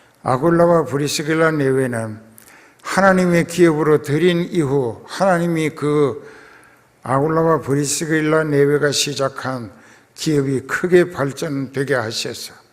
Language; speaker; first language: Korean; native; Korean